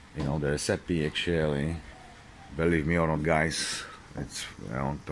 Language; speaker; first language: English; non-native, fluent; Czech